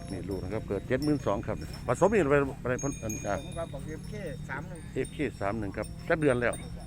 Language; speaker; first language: Thai; native; Thai